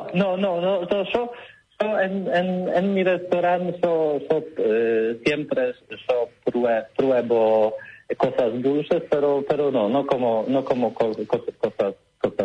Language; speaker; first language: Spanish; non-native, learner; Polish